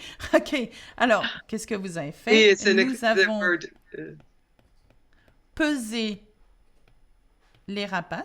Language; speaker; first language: French; non-native, fluent; English